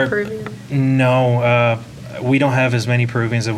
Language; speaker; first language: English; non-native, fluent; Spanish